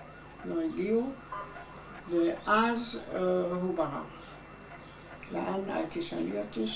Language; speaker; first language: Hebrew; non-native, fluent; German